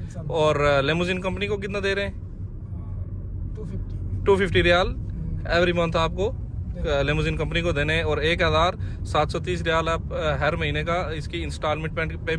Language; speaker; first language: Hindi; native; Hindi